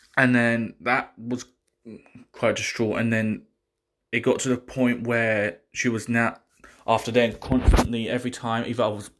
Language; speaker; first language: English; native; English